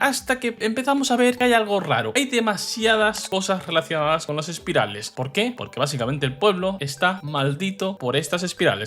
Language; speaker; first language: Spanish; native; Spanish